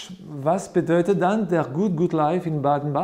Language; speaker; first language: German; non-native, fluent; French